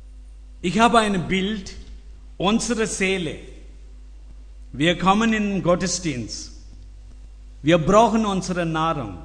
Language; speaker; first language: German; non-native, learner; Tamil